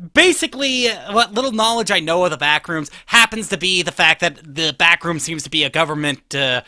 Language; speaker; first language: English; native; English